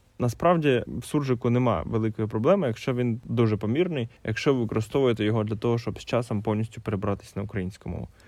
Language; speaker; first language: Ukrainian; non-native, local second language; Russian